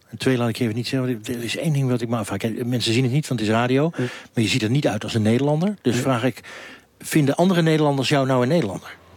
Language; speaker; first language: Dutch; native; Dutch